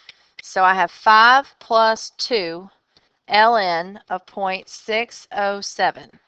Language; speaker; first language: English; native; English